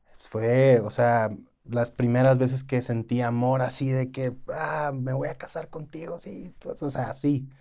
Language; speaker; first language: Spanish; native; Spanish